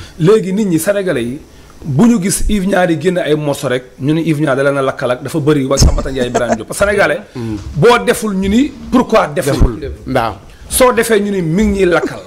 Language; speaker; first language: Wolof; native; Wolof